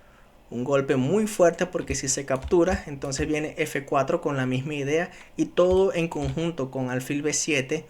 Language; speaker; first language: Spanish; native; Spanish